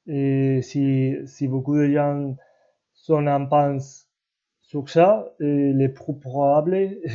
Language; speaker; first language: French; non-native, learner; Spanish